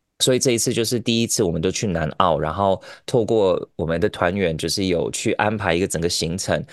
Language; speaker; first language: Chinese; early bilingual, heritage; Chinese